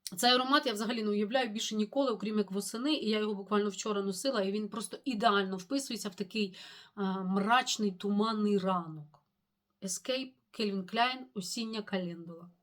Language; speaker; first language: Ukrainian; non-native, local second language; Russian